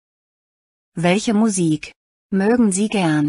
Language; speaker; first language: German; non-native, learner; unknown